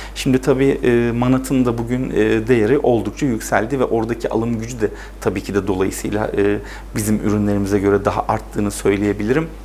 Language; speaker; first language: Turkish; native; Turkish